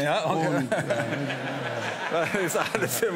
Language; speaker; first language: German; native; German